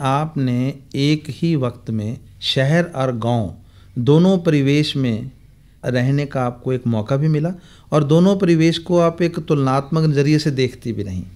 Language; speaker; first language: Hindi; non-native, local second language; Punjabi